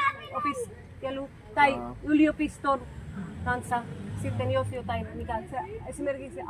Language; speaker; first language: Finnish; non-native, fluent; Hindi